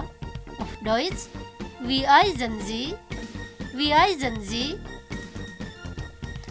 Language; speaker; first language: German; non-native, fluent; Indonesian